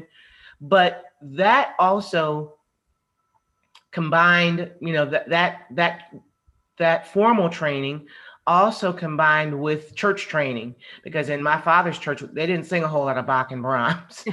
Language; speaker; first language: English; native; English